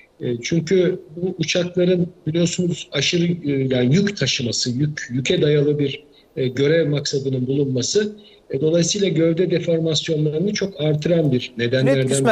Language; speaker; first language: Turkish; native; Turkish